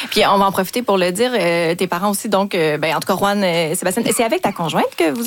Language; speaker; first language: French; native; French